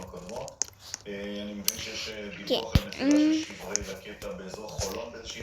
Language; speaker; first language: Hebrew; native; Hebrew